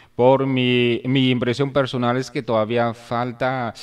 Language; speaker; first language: Spanish; non-native, fluent; Chinese